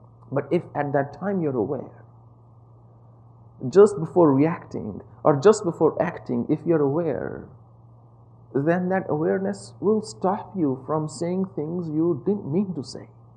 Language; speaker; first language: English; non-native, local second language; Punjabi